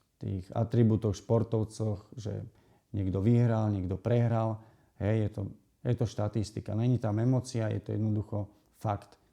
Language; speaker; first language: Slovak; native; Slovak